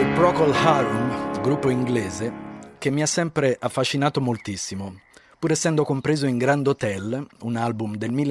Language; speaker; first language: Italian; native; Italian